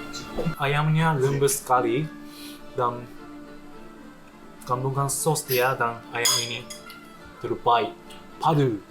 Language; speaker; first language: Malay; non-native, fluent; Japanese